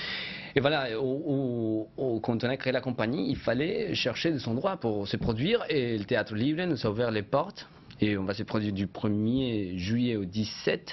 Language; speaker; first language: French; non-native, fluent; Spanish